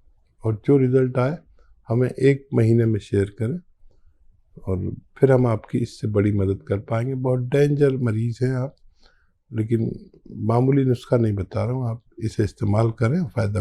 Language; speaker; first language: Hindi; native; Hindi